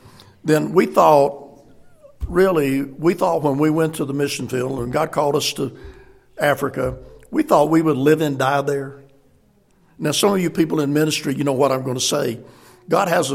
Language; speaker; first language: English; native; English